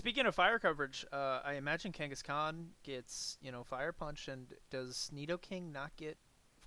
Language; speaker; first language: English; native; English